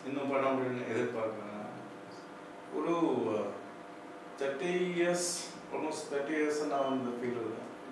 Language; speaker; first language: Tamil; non-native, local second language; Malayalam